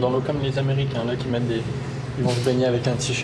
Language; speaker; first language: French; native; French